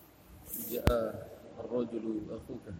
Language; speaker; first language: Arabic; non-native, learner; Indonesian